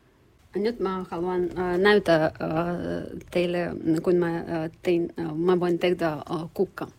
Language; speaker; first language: Finnish; non-native, learner; Turkish